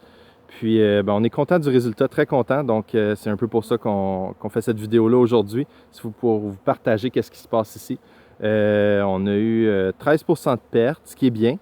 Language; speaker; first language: French; native; French